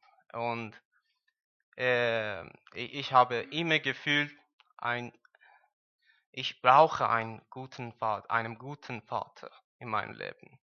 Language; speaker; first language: German; non-native, learner; Persian